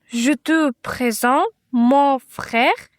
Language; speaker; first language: French; non-native, learner; Uzbek